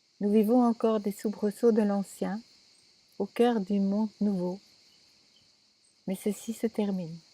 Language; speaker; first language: French; native; French